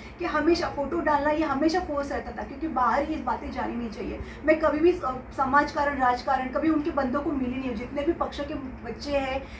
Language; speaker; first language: Hindi; non-native, local second language; Marathi